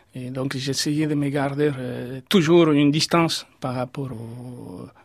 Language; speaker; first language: French; non-native, fluent; Spanish